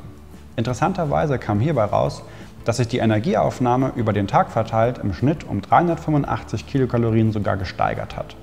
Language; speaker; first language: German; native; German